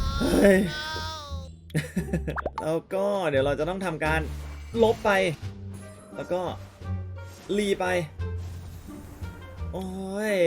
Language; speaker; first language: Thai; native; Thai